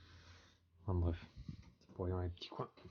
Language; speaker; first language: French; native; French